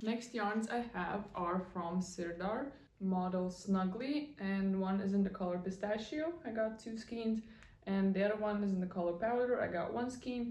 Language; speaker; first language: English; non-native, fluent; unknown